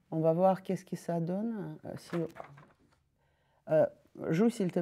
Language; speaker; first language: French; non-native, fluent; Russian